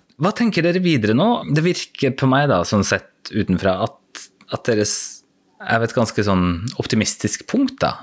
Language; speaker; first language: Norwegian; native; Norwegian